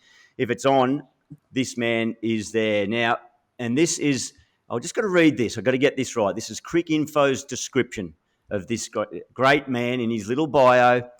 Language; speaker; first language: English; native; English